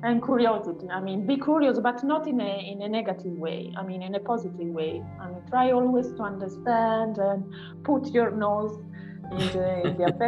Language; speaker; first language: English; non-native, fluent; Italian